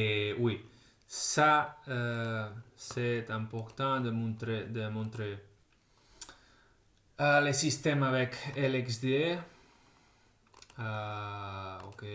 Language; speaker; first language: French; non-native, fluent; Spanish